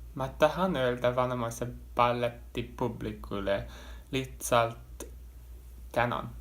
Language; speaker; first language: Estonian; non-native, fluent; English